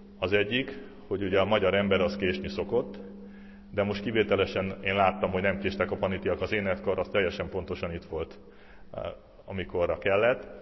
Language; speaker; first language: Hungarian; native; Hungarian